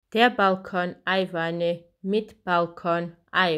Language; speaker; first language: German; non-native, fluent; Georgian